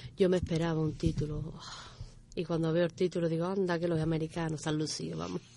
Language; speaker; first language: Spanish; native; Spanish